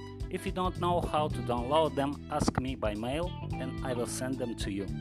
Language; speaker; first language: English; non-native, learner; Russian